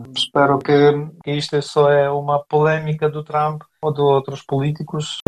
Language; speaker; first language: Portuguese; non-native, fluent; Ukrainian